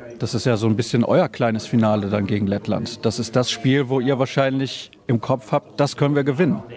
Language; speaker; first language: German; native; German